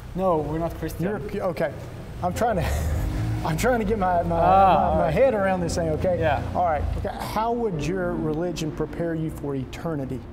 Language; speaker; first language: English; native; English